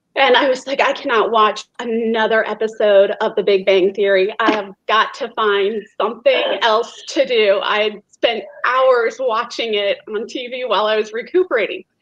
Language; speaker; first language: English; native; English